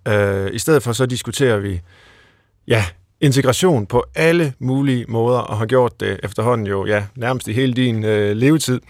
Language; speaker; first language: Danish; native; Danish